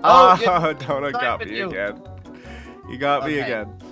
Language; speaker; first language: English; native; English